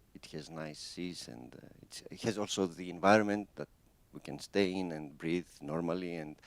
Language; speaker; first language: English; non-native, fluent; Greek